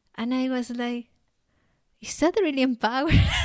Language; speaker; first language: English; non-native, fluent; Spanish